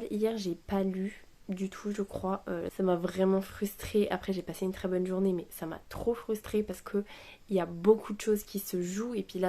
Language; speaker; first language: French; native; French